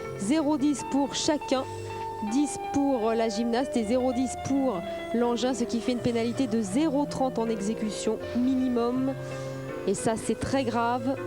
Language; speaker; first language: French; native; French